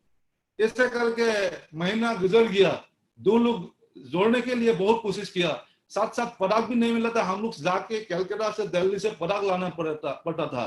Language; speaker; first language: Hindi; non-native, local second language; Assamese